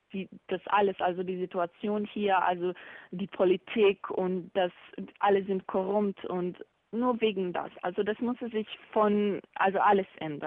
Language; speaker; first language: German; non-native, learner; Bosnian